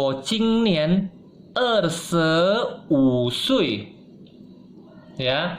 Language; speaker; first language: Chinese; non-native, fluent; Indonesian